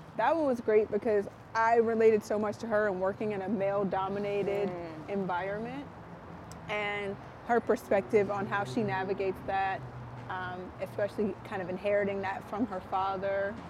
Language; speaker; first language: English; native; English